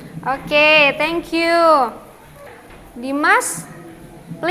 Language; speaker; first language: English; non-native, learner; Indonesian